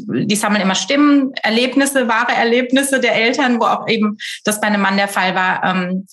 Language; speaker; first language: German; native; German